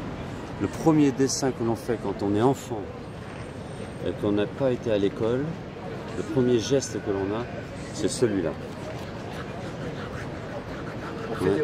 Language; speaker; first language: French; native; French